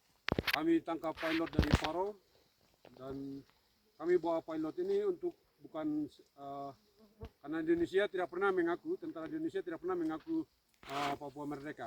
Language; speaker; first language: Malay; non-native, local second language; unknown